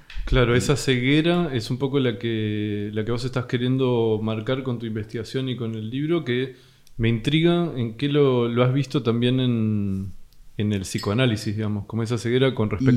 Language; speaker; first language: Spanish; native; Spanish